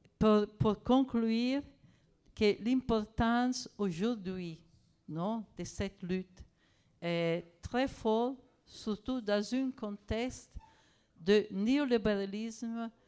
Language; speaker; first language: French; non-native, fluent; Italian